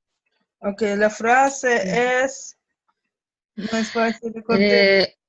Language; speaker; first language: Spanish; non-native, learner; Russian